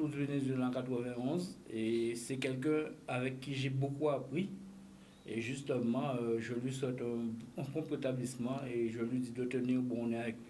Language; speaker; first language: French; native; French